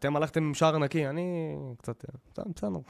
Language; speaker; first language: Hebrew; native; Hebrew